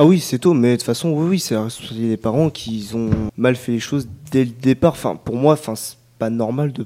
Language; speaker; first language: French; native; French